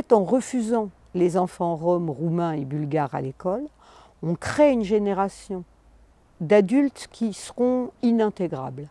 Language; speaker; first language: French; native; French